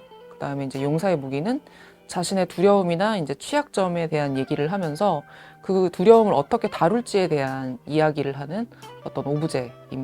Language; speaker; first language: Korean; native; Korean